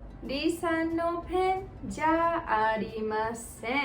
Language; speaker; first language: Japanese; non-native, fluent; English